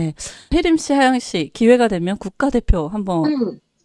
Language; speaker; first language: Korean; native; Korean